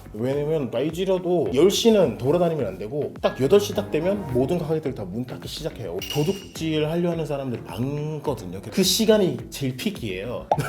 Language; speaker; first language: Korean; non-native, fluent; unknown